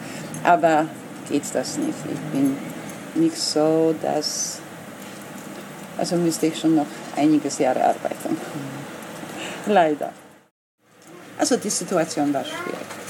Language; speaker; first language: German; non-native, learner; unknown